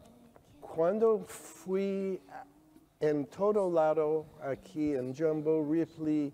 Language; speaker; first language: Spanish; non-native, learner; English